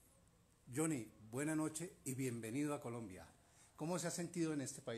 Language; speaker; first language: Spanish; native; Spanish